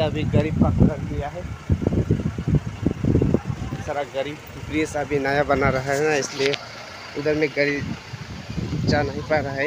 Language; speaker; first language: Hindi; non-native, local second language; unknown